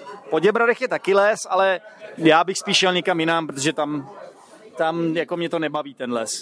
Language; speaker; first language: Czech; native; Czech